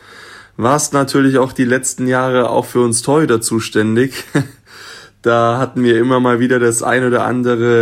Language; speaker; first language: German; native; German